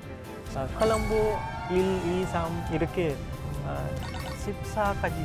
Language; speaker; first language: Korean; non-native, learner; Sinhala